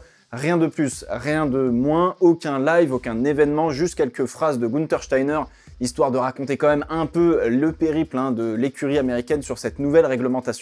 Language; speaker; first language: French; native; French